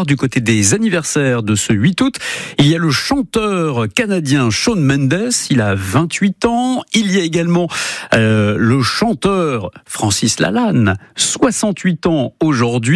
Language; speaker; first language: French; native; French